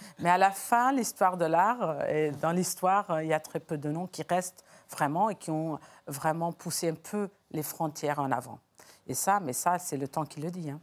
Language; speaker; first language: French; non-native, fluent; Portuguese